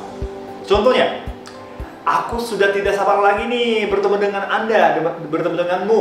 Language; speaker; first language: Indonesian; non-native, fluent; Japanese